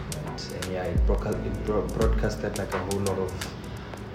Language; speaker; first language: English; non-native, local second language; Tswana